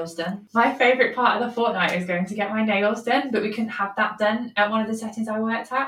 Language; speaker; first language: English; native; English